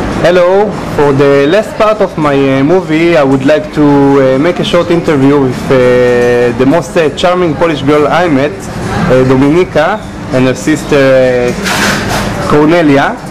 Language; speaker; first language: English; non-native, fluent; Hebrew